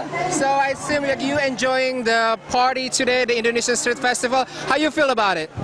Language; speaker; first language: English; non-native, fluent; Indonesian